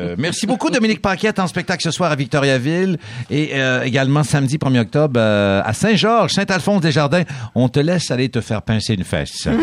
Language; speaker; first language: French; native; French